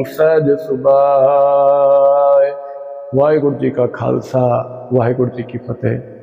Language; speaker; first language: Hindi; non-native, local second language; Punjabi